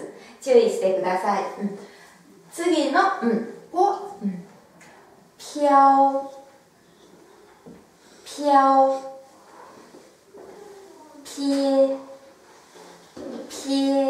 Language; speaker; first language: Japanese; non-native, fluent; Chinese